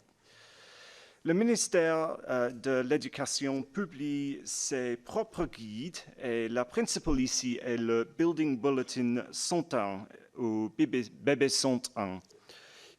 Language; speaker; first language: French; non-native, learner; English